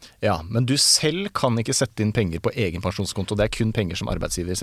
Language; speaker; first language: Norwegian; native; Norwegian